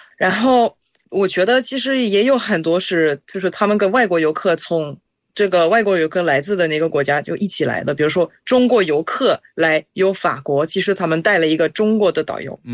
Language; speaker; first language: Chinese; non-native, fluent; French